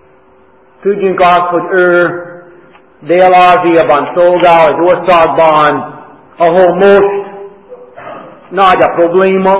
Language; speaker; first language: Hungarian; non-native, learner; English